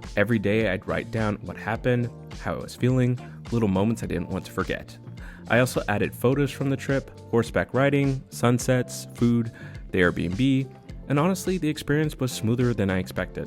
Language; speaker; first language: English; native; English